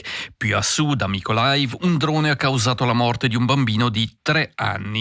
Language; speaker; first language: Italian; native; Italian